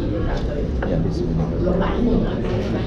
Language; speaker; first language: English; non-native, local second language; Malay